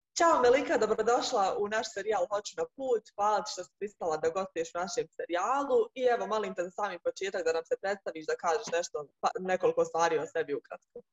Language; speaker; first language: Bosnian; native; Bosnian